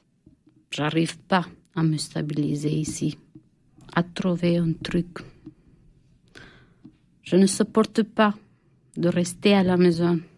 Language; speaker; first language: French; non-native, learner; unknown